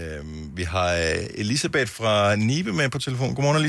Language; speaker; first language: Danish; native; Danish